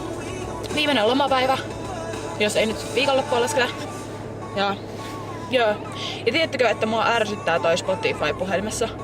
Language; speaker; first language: Finnish; native; Finnish